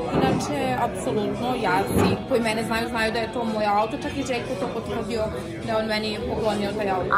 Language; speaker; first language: Serbian; native; Serbian